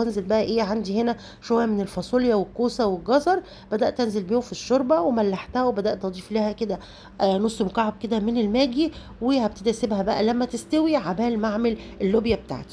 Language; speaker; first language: Arabic; native; Arabic